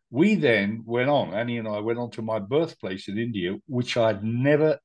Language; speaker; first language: English; native; English